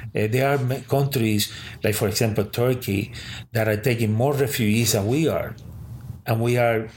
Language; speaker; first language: English; early bilingual, other home language; Spanish